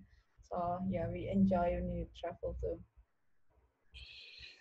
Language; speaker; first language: English; non-native, learner; Indonesian